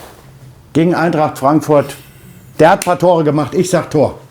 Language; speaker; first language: German; native; German